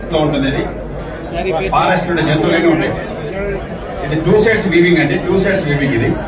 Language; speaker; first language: Telugu; native; Telugu